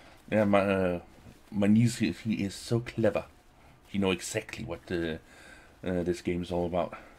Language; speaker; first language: English; non-native, fluent; Danish